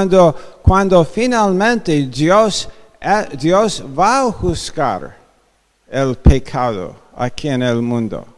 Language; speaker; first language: Spanish; non-native, fluent; English